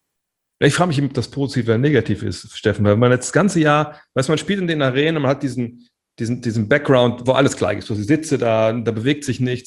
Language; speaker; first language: German; native; German